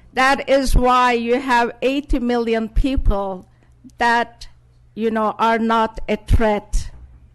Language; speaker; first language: English; non-native, fluent; Turkish